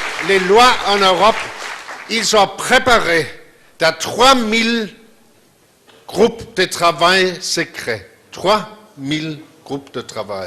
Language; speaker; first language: French; non-native, fluent; Danish